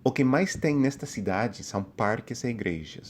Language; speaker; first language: Portuguese; non-native, fluent; English